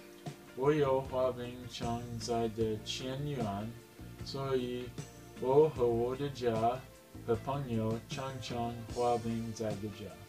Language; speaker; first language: Chinese; non-native, learner; English